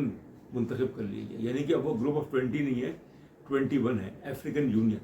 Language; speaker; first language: Urdu; native; Urdu